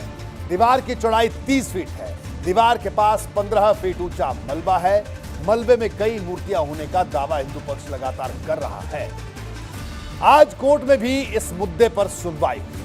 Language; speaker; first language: Hindi; native; Hindi